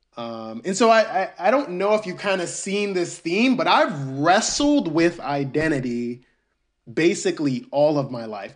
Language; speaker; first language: English; early bilingual, other home language; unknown